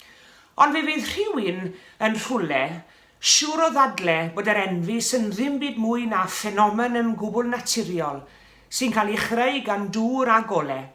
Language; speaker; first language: Welsh; native; Welsh